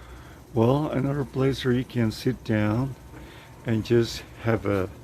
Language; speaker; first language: English; non-native, fluent; Spanish